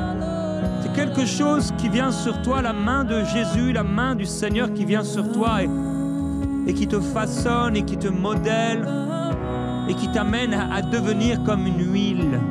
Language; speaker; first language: French; native; French